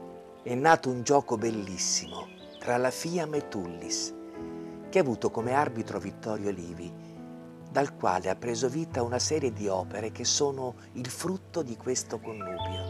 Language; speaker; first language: Italian; native; Italian